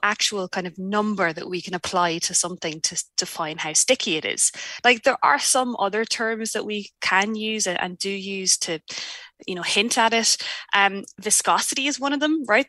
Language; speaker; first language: English; native; English